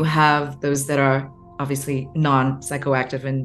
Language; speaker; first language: English; non-native, local second language; Cantonese